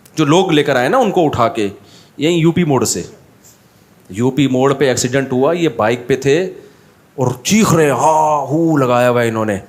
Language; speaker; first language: Urdu; native; Urdu